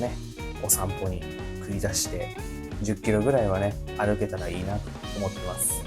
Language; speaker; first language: Japanese; native; Japanese